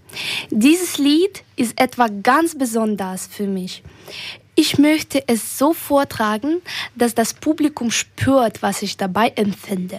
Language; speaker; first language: German; early bilingual, other home language; Ukrainian